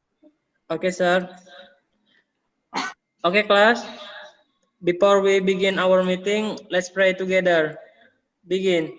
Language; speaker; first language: English; non-native, learner; Indonesian